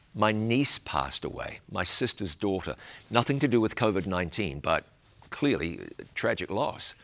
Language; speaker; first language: English; native; English